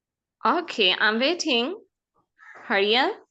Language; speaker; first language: English; non-native, fluent; Urdu